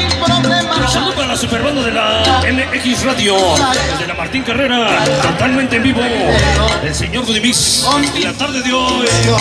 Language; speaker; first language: Spanish; native; Spanish